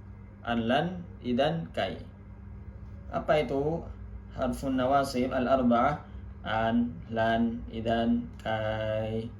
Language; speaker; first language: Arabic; non-native, fluent; Indonesian